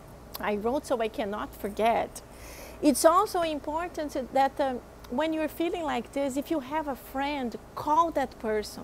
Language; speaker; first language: English; non-native, fluent; Portuguese